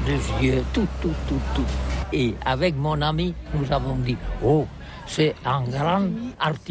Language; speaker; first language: French; non-native, learner; Catalan